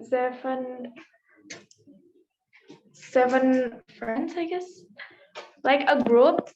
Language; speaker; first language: English; non-native, learner; Indonesian